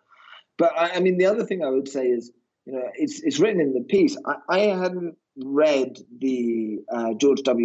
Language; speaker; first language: English; native; English